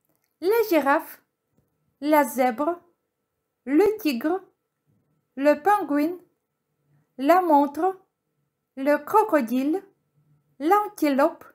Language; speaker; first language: French; non-native, fluent; Ukrainian